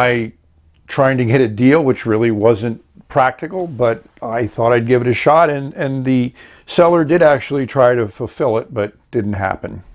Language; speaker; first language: English; native; English